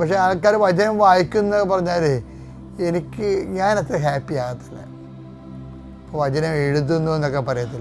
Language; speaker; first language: Malayalam; native; Malayalam